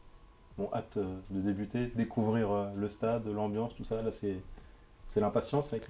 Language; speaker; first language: French; native; French